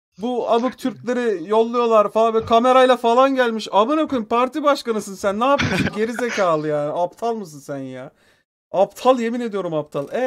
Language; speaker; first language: Turkish; native; Turkish